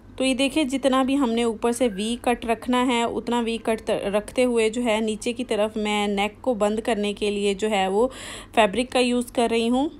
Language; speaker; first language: Urdu; native; Urdu